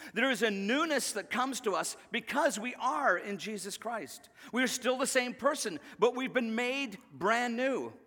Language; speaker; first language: English; native; English